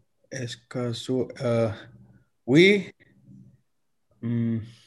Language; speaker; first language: French; non-native, learner; English